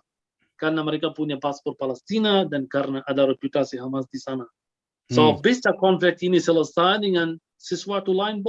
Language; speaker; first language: Indonesian; non-native, fluent; Arabic